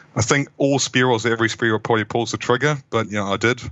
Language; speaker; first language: English; non-native, fluent; German